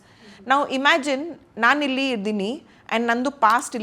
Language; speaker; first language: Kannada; non-native, local second language; Hindi